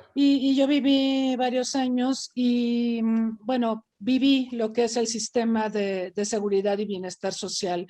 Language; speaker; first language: Spanish; native; Spanish